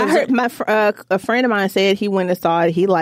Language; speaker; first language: English; native; English